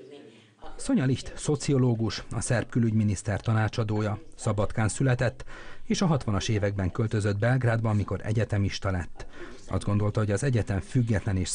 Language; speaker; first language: Hungarian; native; Hungarian